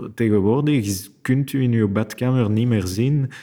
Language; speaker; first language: Dutch; non-native, fluent; French